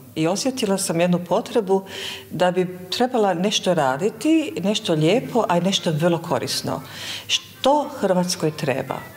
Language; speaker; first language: Croatian; early bilingual, heritage; Croatian